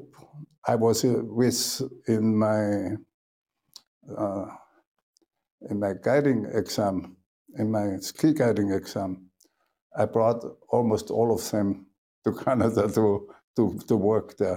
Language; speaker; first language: English; non-native, fluent; German